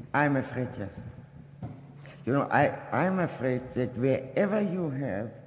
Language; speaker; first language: English; non-native, fluent; German